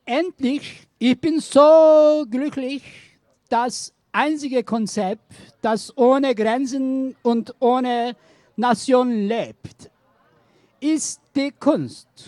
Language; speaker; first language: German; non-native, learner; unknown